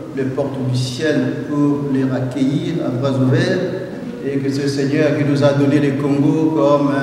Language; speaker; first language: French; non-native, local second language; Lingala